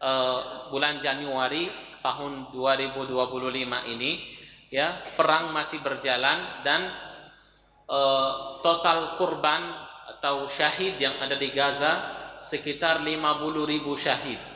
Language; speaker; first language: Indonesian; non-native, fluent; Arabic